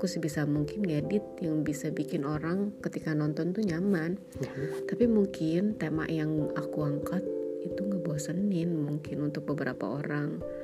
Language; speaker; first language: Indonesian; native; Indonesian